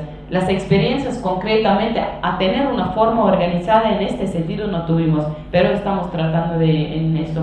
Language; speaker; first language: Spanish; non-native, fluent; Kurdish